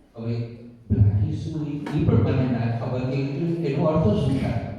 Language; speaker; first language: Gujarati; early bilingual, heritage; Gujarati